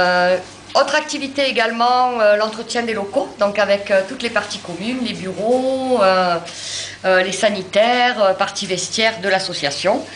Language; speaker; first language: French; native; French